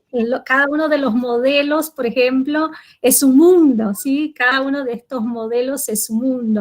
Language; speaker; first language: Spanish; non-native, fluent; Portuguese